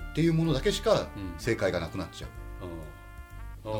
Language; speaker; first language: Japanese; native; Japanese